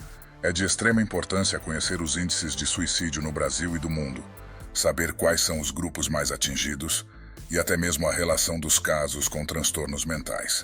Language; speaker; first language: Portuguese; native; Portuguese